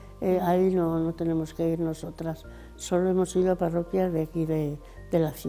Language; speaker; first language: Spanish; native; Spanish